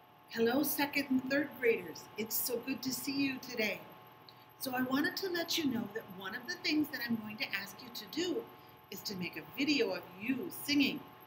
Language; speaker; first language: English; native; English